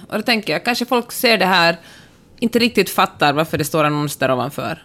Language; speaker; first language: Swedish; native; Swedish